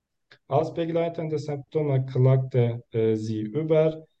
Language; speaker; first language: German; non-native, learner; Turkish